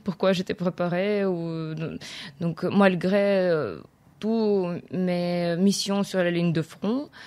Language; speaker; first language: French; non-native, fluent; Ukrainian